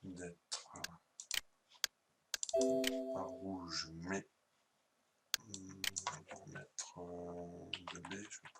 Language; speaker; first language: French; native; French